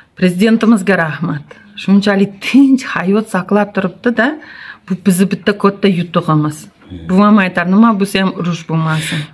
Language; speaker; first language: Uzbek; non-native, local second language; Tatar